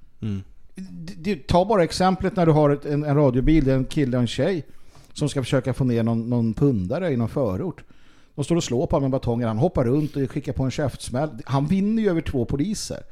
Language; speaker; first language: Swedish; native; Swedish